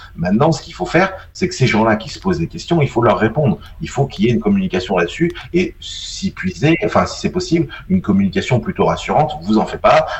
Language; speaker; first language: French; native; French